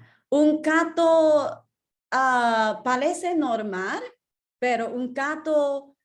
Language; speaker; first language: Spanish; non-native, learner; English